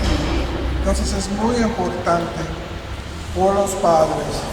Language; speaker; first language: Spanish; non-native, fluent; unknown